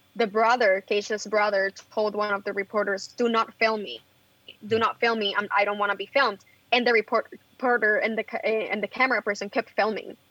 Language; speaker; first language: English; non-native, fluent; Spanish